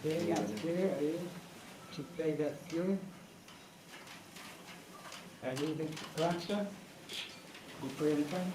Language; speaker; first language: Portuguese; non-native, local second language; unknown